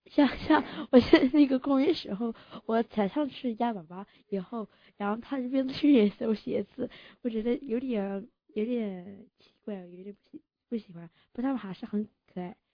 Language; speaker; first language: Chinese; early bilingual, heritage; English